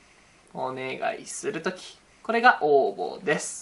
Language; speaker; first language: Japanese; native; Japanese